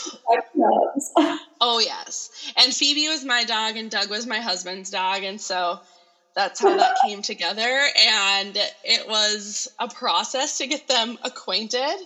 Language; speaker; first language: English; native; English